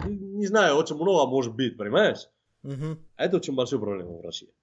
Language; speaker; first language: Russian; non-native, fluent; Spanish